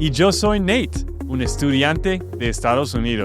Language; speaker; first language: Spanish; non-native, fluent; English